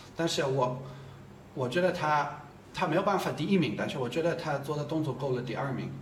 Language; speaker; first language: Chinese; non-native, fluent; English